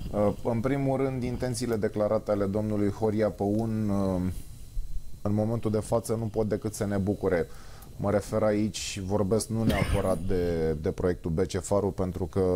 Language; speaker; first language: Romanian; native; Romanian